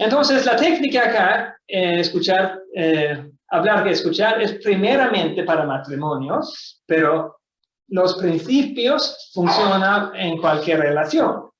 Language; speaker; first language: Spanish; non-native, fluent; Swedish